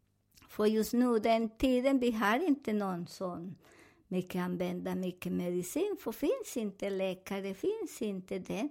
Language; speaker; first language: Swedish; non-native, learner; Spanish